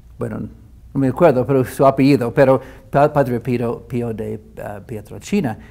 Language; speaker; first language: Spanish; non-native, fluent; English